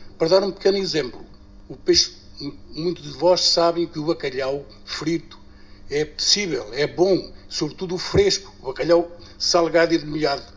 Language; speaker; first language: Portuguese; native; Portuguese